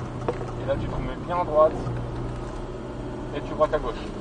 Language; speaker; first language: French; native; French